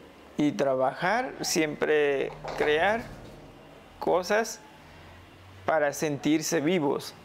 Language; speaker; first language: Spanish; non-native, local second language; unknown